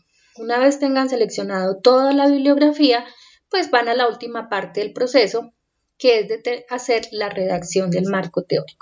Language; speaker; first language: Spanish; native; Spanish